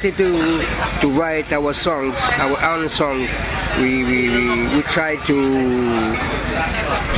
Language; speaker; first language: English; non-native, fluent; Italian